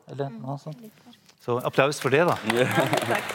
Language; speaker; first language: Norwegian; non-native, fluent; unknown